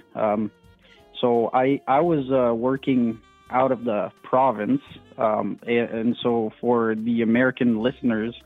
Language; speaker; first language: English; non-native, fluent; French